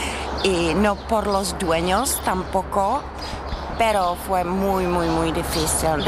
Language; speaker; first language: Spanish; non-native, fluent; Czech